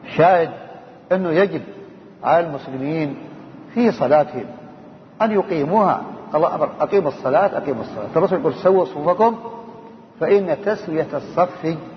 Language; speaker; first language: Arabic; native; Arabic